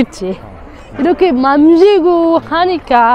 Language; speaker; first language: Korean; non-native, fluent; Arabic